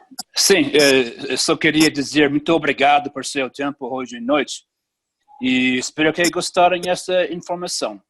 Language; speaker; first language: Portuguese; non-native, fluent; English